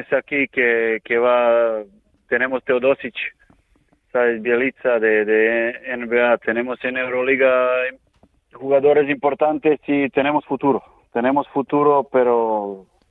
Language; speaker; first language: Spanish; non-native, learner; Serbian